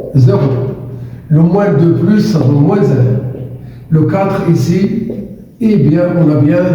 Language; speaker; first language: French; non-native, local second language; Arabic